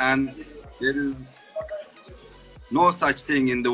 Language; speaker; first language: English; non-native, fluent; Turkish